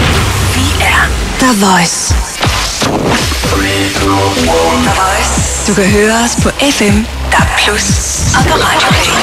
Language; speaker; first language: Danish; native; Danish